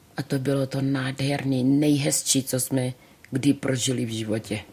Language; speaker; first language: Czech; early bilingual, other home language; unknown